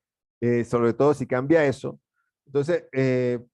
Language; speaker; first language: Spanish; native; Spanish